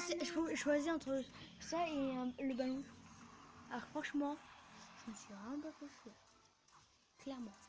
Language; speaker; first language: French; native; French